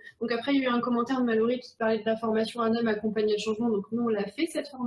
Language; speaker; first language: French; native; French